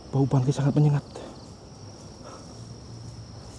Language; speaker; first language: Indonesian; native; Indonesian